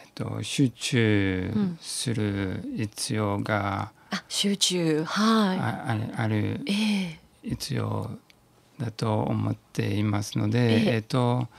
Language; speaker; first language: Japanese; non-native, learner; French